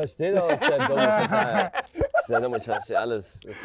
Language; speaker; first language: German; native; German